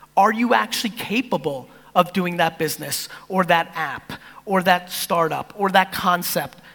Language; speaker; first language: English; native; English